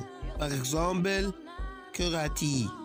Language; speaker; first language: French; non-native, fluent; Arabic